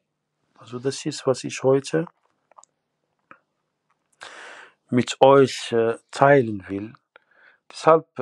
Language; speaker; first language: German; non-native, fluent; Arabic